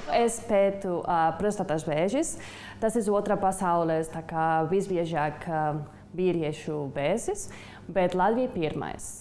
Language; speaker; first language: Latvian; non-native, learner; Spanish